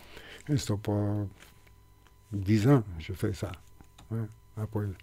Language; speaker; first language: French; non-native, learner; English